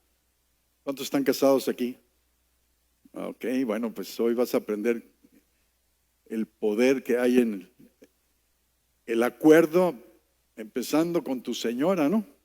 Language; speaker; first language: Spanish; native; Spanish